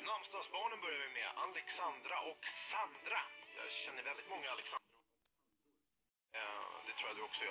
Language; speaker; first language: Swedish; native; Swedish